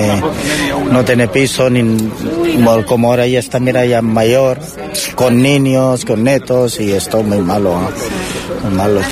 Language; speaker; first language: Spanish; non-native, learner; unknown